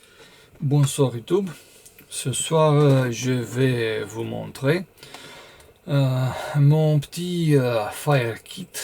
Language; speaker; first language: French; non-native, fluent; Romanian